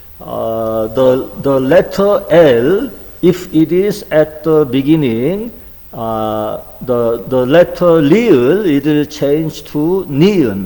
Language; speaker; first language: English; non-native, fluent; Korean